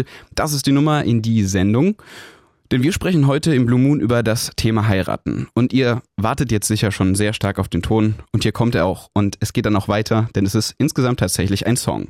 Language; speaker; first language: German; native; German